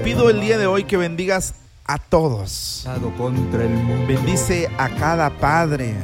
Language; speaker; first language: Spanish; native; Spanish